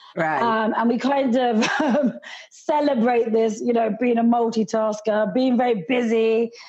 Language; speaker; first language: English; early bilingual, other home language; Hindi